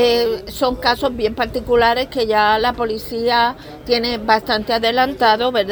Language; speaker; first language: Spanish; native; Spanish